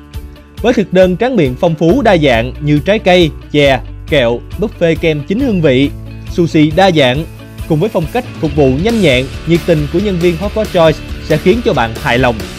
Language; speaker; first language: Vietnamese; native; Vietnamese